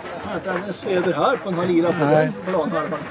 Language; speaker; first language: Swedish; native; Swedish